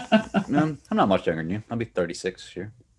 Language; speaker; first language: English; native; English